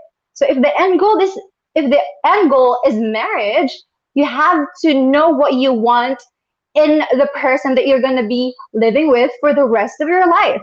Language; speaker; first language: English; non-native, local second language; Bikol